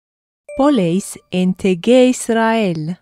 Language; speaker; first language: Greek; non-native, learner; English